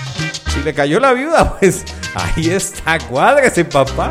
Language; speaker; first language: Spanish; native; Spanish